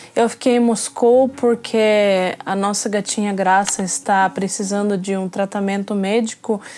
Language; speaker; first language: Portuguese; non-native, fluent; Russian